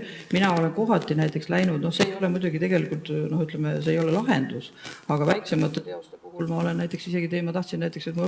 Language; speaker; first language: Estonian; native; Estonian